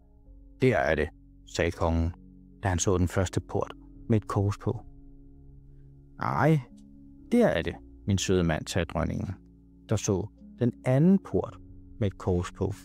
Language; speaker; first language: Danish; native; Danish